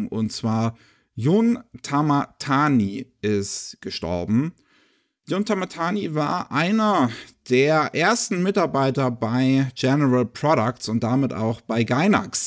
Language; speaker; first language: German; native; German